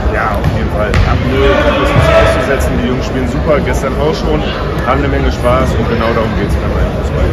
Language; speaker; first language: German; native; German